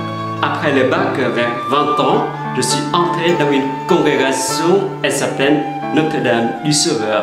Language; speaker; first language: French; non-native, fluent; Vietnamese